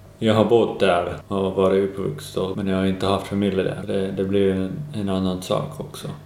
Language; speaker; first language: Swedish; non-native, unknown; English